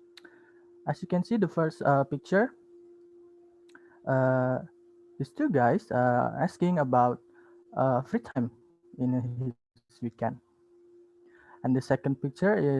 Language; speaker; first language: English; non-native, learner; Indonesian